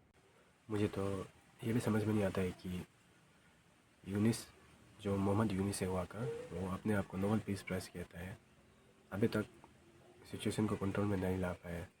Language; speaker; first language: Hindi; non-native, local second language; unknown